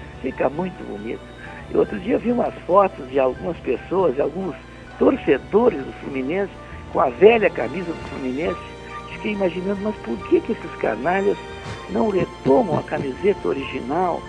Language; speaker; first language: Portuguese; native; Portuguese